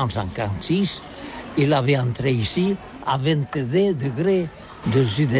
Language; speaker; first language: French; non-native, learner; Catalan